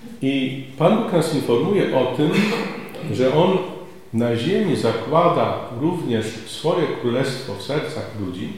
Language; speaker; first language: Polish; native; Polish